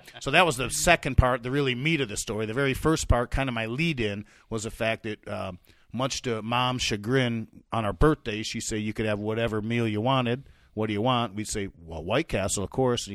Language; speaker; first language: English; native; English